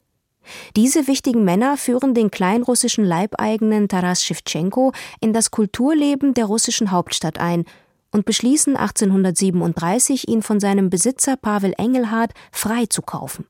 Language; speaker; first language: German; native; German